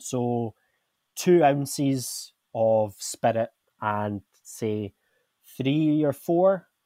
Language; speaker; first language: English; native; English